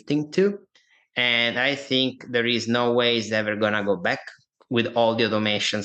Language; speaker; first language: English; non-native, fluent; Italian